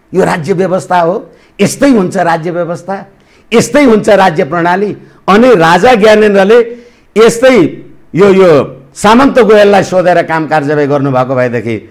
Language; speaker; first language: Nepali; native; Nepali